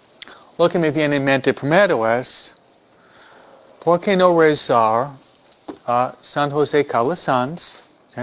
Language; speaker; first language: Spanish; non-native, fluent; English